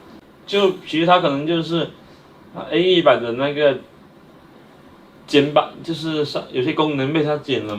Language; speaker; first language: Chinese; native; Chinese